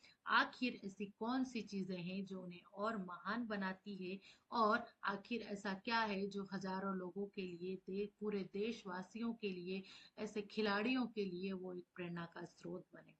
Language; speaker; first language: Hindi; native; Hindi